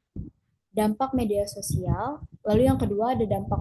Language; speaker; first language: Indonesian; native; Indonesian